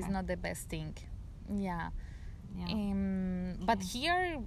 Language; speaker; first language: English; non-native, learner; Spanish